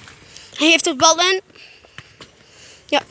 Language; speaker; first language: Dutch; non-native, local second language; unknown